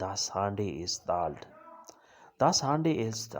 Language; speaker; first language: German; non-native, learner; Urdu